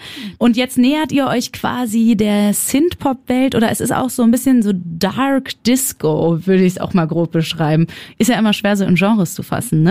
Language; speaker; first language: German; native; German